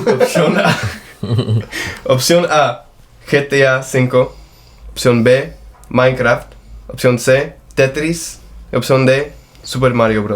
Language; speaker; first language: Spanish; non-native, fluent; English